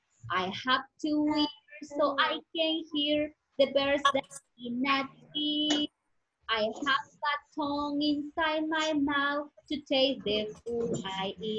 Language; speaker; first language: English; non-native, fluent; Spanish